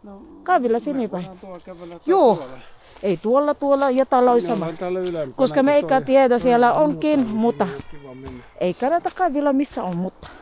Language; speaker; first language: Finnish; non-native, learner; Filipino